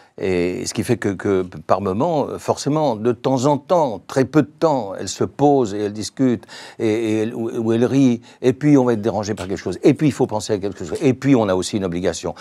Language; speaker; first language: French; native; French